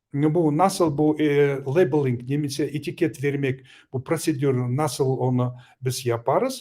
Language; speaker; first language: Turkish; non-native, learner; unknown